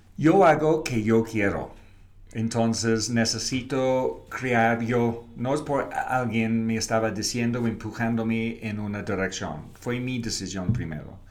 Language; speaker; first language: Spanish; non-native, fluent; English